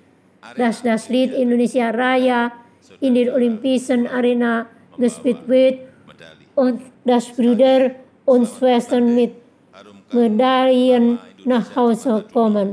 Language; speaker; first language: German; non-native, fluent; Indonesian